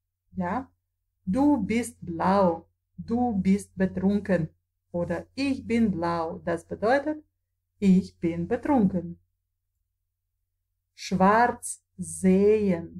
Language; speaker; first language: German; non-native, fluent; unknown